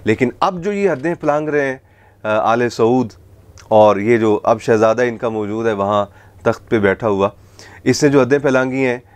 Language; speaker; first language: Urdu; native; Urdu